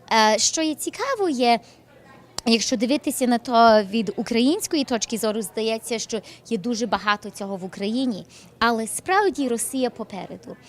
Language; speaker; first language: Ukrainian; early bilingual, heritage; English